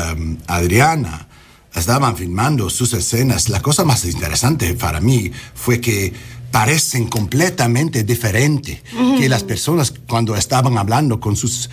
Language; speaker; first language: Spanish; non-native, learner; English